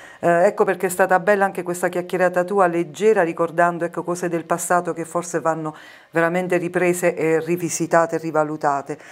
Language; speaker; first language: Italian; native; Italian